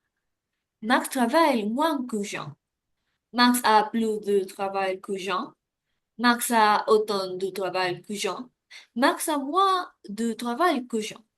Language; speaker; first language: French; non-native, learner; Spanish